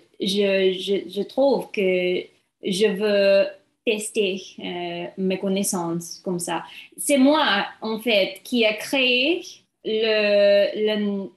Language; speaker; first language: French; non-native, learner; English